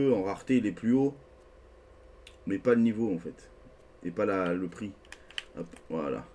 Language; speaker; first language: French; native; French